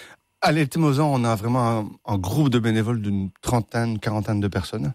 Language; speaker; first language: French; native; French